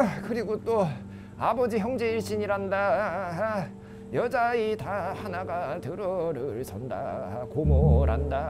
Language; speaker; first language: Korean; native; Korean